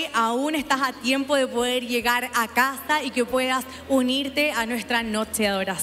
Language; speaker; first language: Spanish; native; Spanish